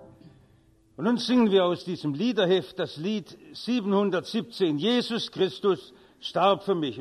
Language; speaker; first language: German; native; German